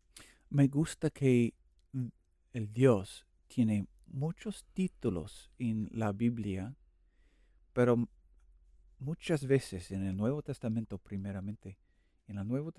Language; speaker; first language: Spanish; non-native, learner; English